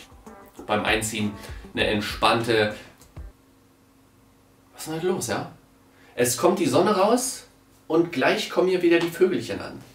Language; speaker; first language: German; native; German